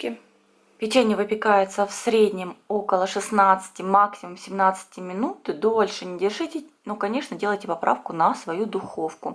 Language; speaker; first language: Russian; native; Russian